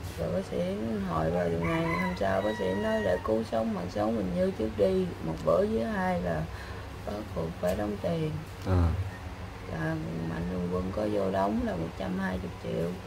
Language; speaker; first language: Vietnamese; native; Vietnamese